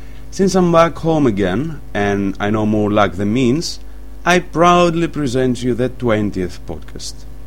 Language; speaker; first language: English; non-native, fluent; Greek